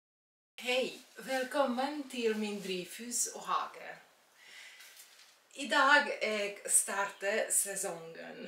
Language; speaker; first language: Norwegian; non-native, fluent; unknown